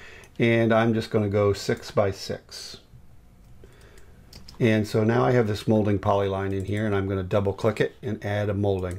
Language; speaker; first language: English; native; English